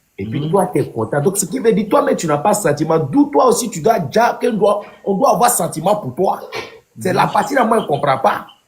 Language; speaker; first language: French; non-native, local second language; Dyula